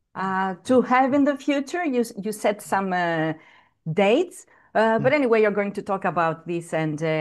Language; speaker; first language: English; non-native, fluent; Greek